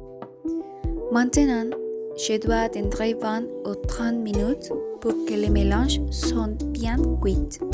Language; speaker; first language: French; non-native, learner; Spanish